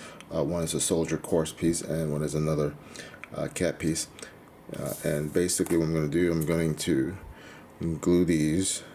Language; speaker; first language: English; native; English